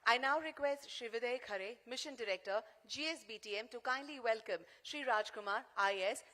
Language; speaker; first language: English; non-native, local second language; Gujarati